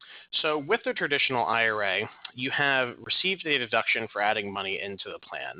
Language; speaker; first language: English; native; English